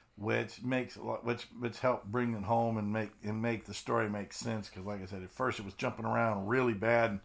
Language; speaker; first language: English; native; English